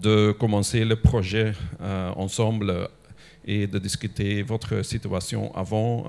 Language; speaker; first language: French; non-native, local second language; Dutch